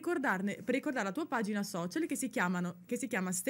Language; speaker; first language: Italian; native; Italian